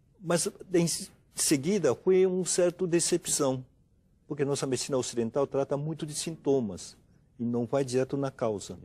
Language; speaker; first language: Portuguese; non-native, fluent; Chinese